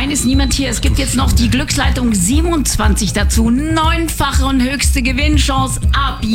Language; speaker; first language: German; native; German